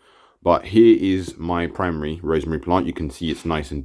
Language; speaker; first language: English; native; English